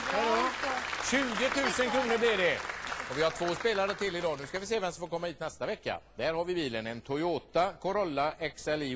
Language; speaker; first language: Swedish; native; Swedish